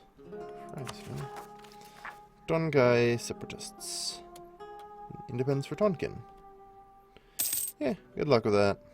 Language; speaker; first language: English; native; English